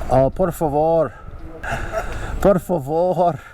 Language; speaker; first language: Spanish; non-native, learner; English